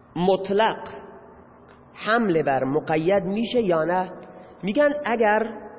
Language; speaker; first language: Persian; native; Persian